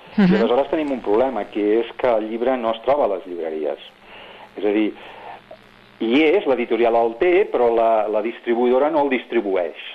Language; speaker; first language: Catalan; non-native, local second language; Spanish